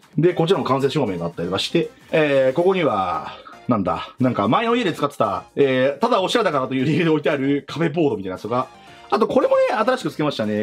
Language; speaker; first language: Japanese; native; Japanese